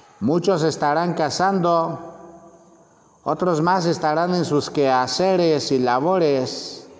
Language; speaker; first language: Spanish; native; Spanish